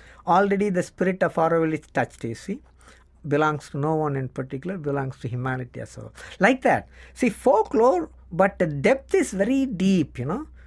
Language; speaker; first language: English; non-native, local second language; Tamil